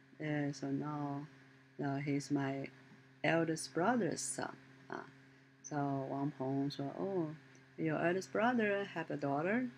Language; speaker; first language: English; non-native, learner; Chinese